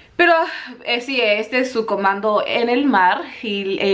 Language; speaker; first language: Spanish; native; Spanish